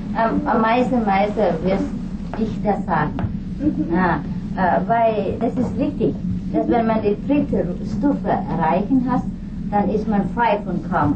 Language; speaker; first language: German; non-native, learner; Vietnamese